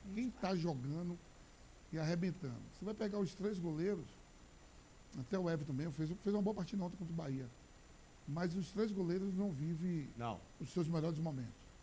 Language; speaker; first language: Portuguese; native; Portuguese